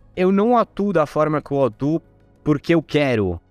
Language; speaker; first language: Portuguese; non-native, fluent; Italian